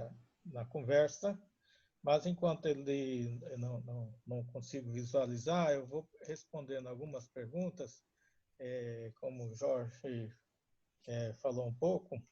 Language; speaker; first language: Portuguese; non-native, local second language; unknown